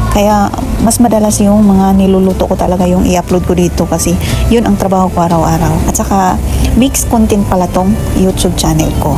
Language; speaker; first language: Filipino; non-native, local second language; Cebuano